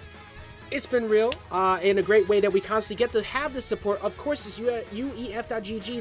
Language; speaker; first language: English; native; English